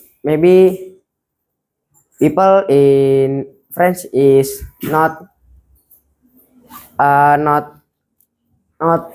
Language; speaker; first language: English; non-native, learner; Indonesian